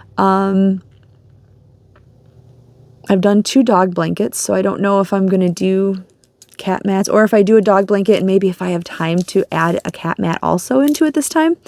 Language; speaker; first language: English; native; English